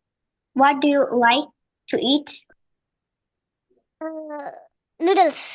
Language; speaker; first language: English; non-native, learner; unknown